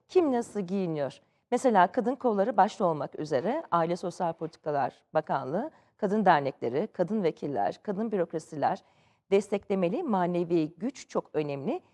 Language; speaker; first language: Turkish; native; Turkish